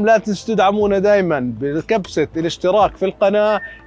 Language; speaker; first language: Arabic; native; Arabic